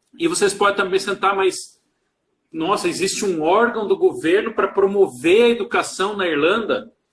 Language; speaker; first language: Portuguese; native; Portuguese